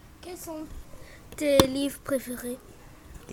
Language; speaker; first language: French; non-native, learner; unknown